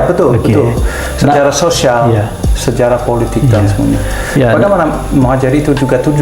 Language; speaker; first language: Indonesian; non-native, fluent; Dutch